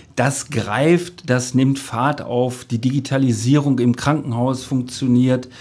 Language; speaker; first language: German; native; German